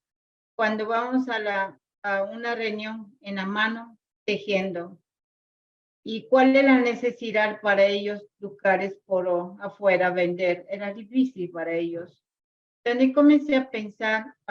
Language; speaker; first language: Spanish; non-native, local second language; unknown